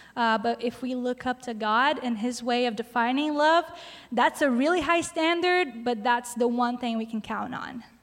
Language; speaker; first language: English; non-native, fluent; Portuguese